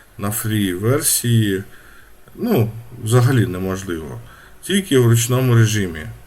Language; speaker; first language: Ukrainian; non-native, local second language; Russian